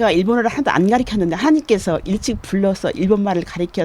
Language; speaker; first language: Korean; native; Korean